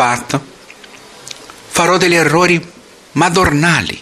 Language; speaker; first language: Italian; non-native, fluent; Portuguese